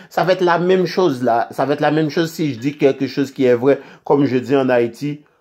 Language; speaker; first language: French; non-native, local second language; Haitian Creole